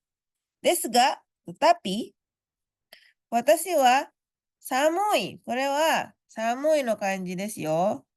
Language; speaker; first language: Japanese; non-native, fluent; Indonesian